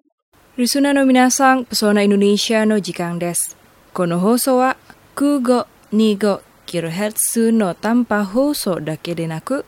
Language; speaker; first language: Japanese; non-native, fluent; Indonesian